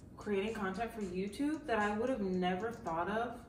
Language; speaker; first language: English; native; English